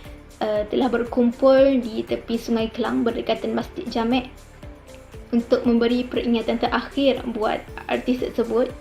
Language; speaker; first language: Malay; native; Malay